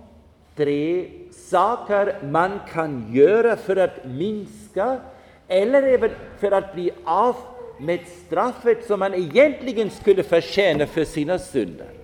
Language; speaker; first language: Swedish; non-native, fluent; German